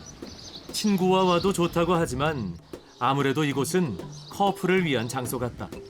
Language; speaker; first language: Korean; native; Korean